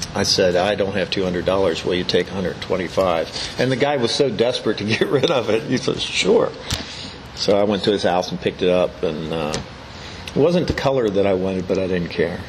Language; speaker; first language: English; native; English